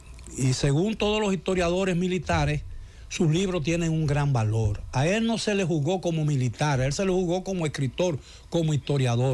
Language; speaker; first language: Spanish; native; Spanish